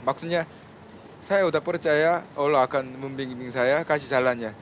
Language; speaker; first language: Malay; non-native, fluent; Korean